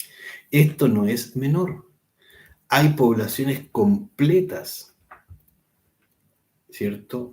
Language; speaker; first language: Spanish; native; Spanish